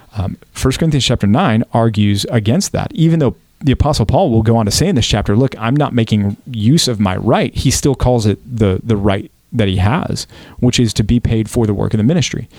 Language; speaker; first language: English; native; English